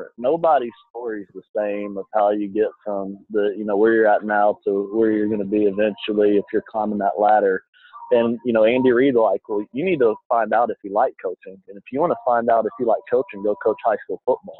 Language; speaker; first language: English; native; English